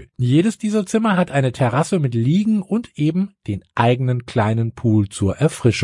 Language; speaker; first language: German; native; German